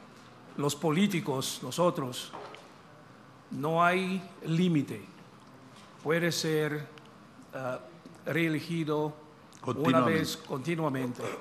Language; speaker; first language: Spanish; non-native, fluent; English